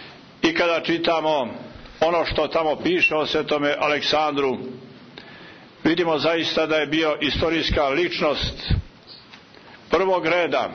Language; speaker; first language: Croatian; native; Croatian